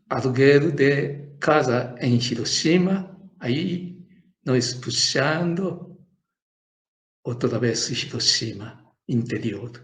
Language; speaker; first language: Portuguese; non-native, learner; Japanese